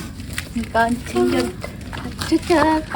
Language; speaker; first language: Korean; non-native, fluent; Ukrainian